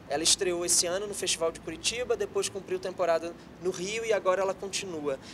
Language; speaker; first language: Portuguese; native; Portuguese